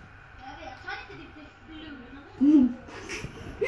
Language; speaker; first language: Swedish; early bilingual, other home language; Kurdish